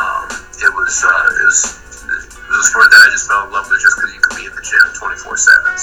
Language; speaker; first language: English; native; English